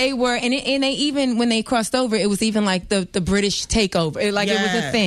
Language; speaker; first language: English; native; English